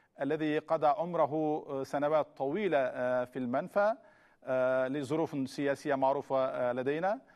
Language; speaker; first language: Arabic; non-native, fluent; Turkish